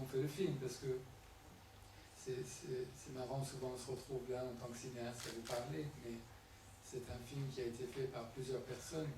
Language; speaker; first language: French; non-native, fluent; Persian